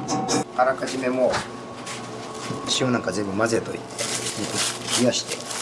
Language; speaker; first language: Japanese; native; Japanese